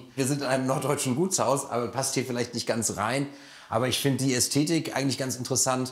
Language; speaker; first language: German; native; German